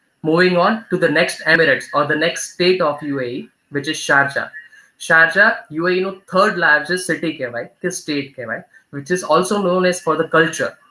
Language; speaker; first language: English; non-native, local second language; Gujarati